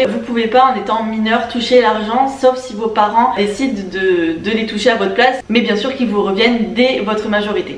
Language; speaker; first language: French; native; French